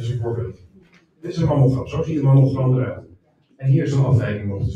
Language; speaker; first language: Dutch; native; Dutch